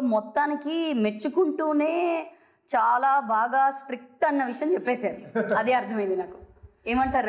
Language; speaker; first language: Telugu; native; Telugu